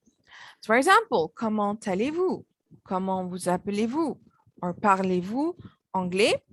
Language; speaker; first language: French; non-native, fluent; Filipino